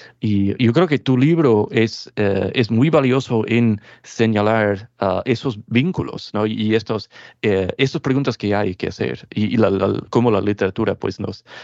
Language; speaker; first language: Spanish; non-native, fluent; English